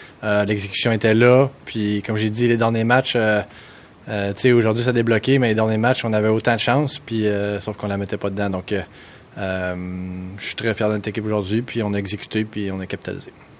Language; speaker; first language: French; native; French